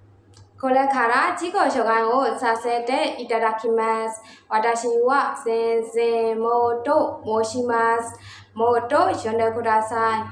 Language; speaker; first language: Japanese; non-native, learner; Burmese